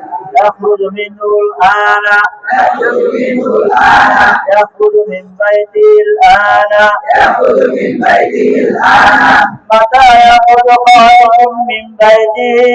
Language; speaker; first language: Arabic; non-native, fluent; Bangla